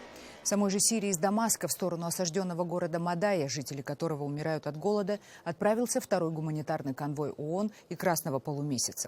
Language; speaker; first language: Russian; native; Russian